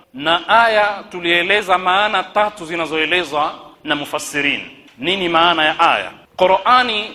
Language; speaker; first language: Swahili; native; Swahili